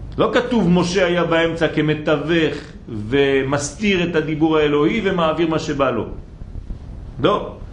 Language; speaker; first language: Hebrew; non-native, fluent; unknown